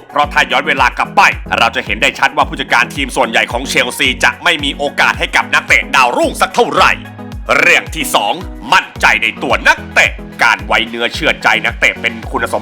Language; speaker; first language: Thai; native; Thai